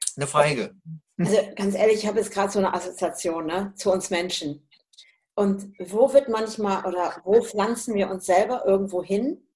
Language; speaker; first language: German; native; German